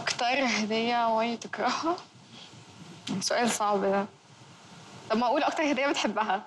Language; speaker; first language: Arabic; native; Arabic